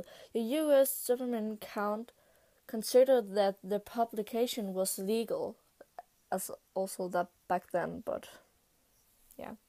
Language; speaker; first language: English; non-native, learner; Danish